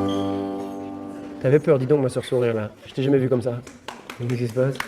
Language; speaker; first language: French; native; French